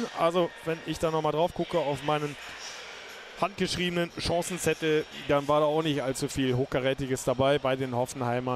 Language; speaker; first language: German; native; German